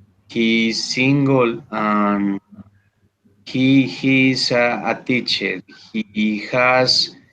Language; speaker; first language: English; non-native, learner; Spanish